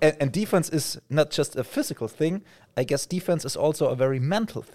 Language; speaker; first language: English; non-native, fluent; German